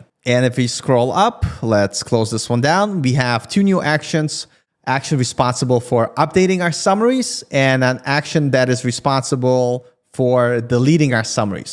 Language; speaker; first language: English; native; English